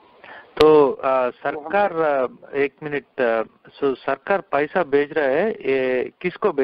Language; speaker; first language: Hindi; non-native, local second language; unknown